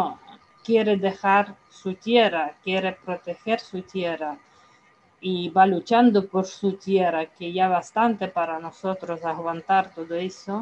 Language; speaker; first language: Spanish; non-native, fluent; Ukrainian